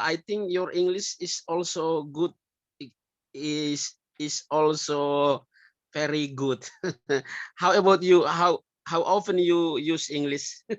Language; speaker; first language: English; non-native, learner; Indonesian